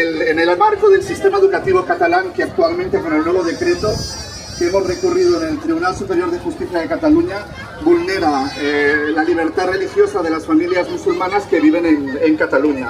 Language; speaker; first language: Spanish; native; Spanish